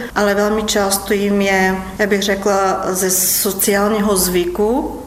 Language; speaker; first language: Czech; non-native, fluent; Bulgarian